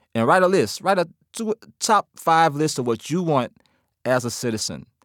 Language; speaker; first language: English; native; English